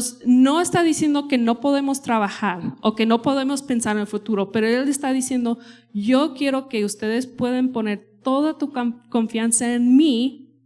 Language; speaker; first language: Spanish; non-native, fluent; English